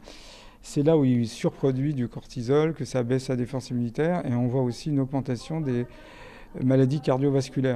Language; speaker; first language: French; native; French